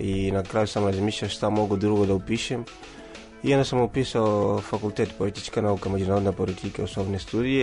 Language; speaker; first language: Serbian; non-native, learner; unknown